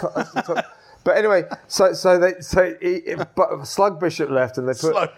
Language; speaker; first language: English; native; English